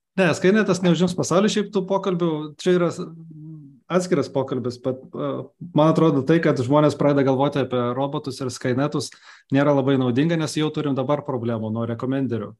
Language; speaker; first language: Lithuanian; non-native, local second language; Russian